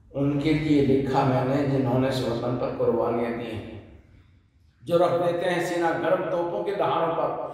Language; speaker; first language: Hindi; native; Hindi